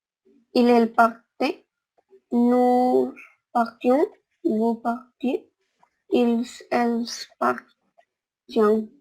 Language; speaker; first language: French; non-native, learner; Spanish